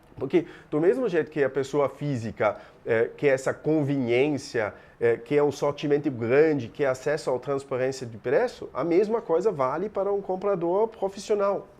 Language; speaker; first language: Portuguese; non-native, fluent; German